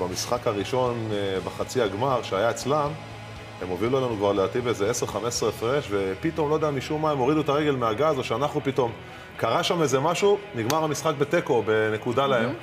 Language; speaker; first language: Hebrew; native; Hebrew